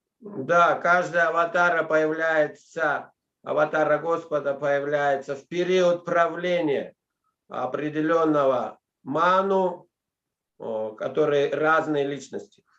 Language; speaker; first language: Russian; native; Russian